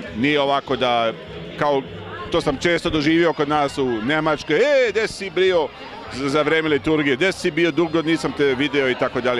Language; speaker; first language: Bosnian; early bilingual, heritage; Serbian